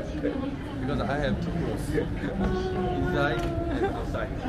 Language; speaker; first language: English; non-native, local second language; Hindi